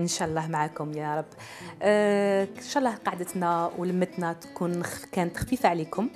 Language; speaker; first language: Arabic; native; Arabic